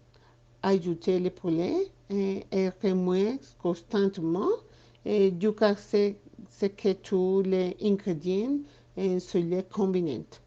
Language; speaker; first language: French; non-native, learner; Spanish